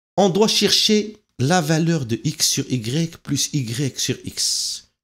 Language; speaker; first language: French; non-native, local second language; Arabic